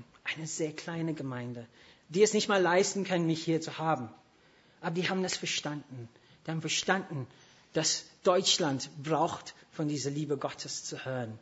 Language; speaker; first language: German; non-native, fluent; English